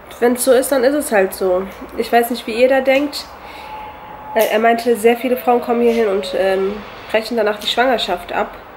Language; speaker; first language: German; early bilingual, other home language; Turkish